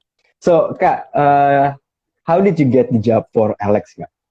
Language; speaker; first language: English; non-native, fluent; Indonesian